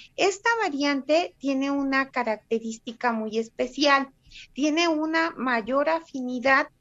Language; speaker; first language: Spanish; non-native, fluent; Russian